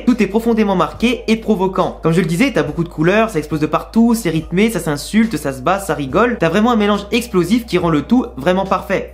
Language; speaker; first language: French; native; French